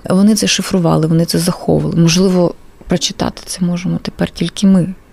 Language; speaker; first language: Ukrainian; non-native, local second language; Russian